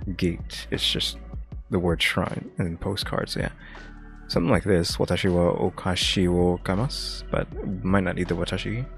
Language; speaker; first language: English; native; English